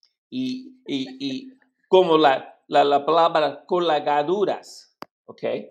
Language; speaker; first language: Spanish; non-native, learner; English